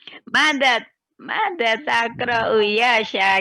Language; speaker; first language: Arabic; non-native, learner; Indonesian